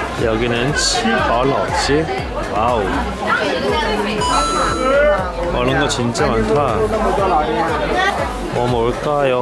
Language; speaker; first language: Korean; non-native, fluent; Chinese